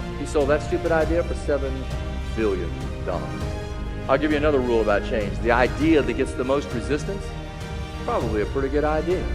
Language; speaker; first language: English; native; English